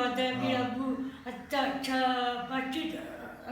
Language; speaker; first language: Hindi; non-native, learner; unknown